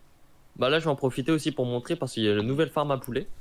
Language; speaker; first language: French; native; French